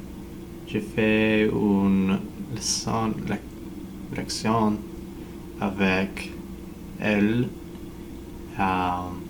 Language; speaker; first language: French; non-native, learner; English